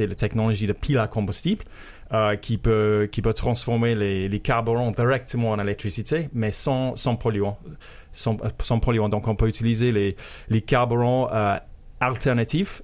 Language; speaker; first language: French; non-native, fluent; English